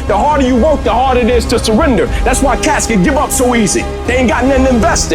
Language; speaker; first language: English; native; English